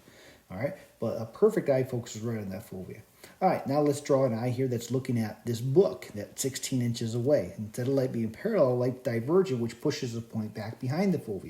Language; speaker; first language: English; native; English